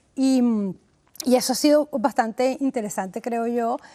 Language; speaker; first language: Spanish; native; Spanish